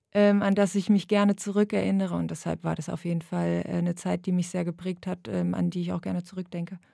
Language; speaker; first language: German; native; German